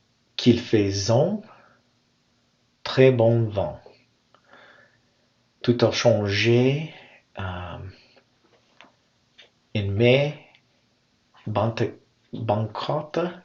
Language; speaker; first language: French; non-native, learner; English